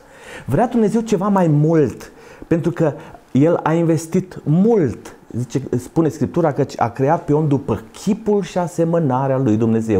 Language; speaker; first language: Romanian; native; Romanian